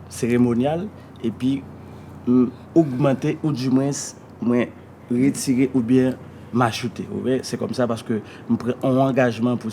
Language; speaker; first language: French; non-native, learner; Haitian Creole